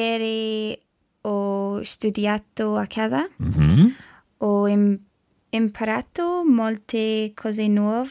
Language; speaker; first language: Italian; non-native, learner; English